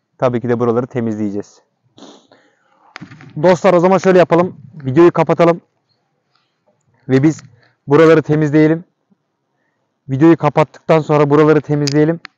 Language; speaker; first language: Turkish; native; Turkish